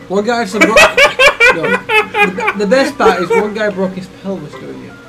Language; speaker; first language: English; native; English